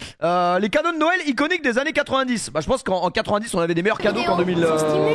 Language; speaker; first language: French; native; French